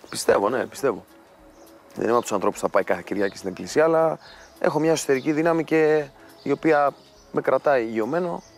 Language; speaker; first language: Greek; native; Greek